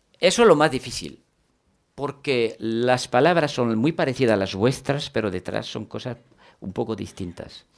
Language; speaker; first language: Spanish; early bilingual, heritage; French